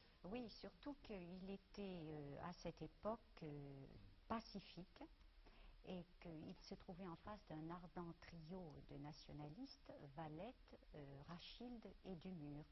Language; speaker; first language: French; native; French